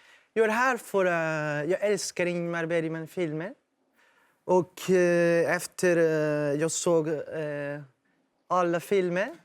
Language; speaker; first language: Swedish; non-native, learner; Portuguese